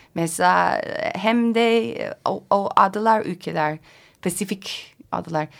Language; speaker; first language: Turkish; non-native, learner; English